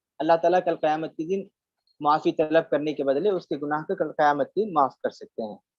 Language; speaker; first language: Urdu; native; Urdu